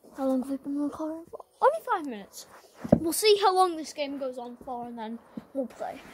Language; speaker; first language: English; native; English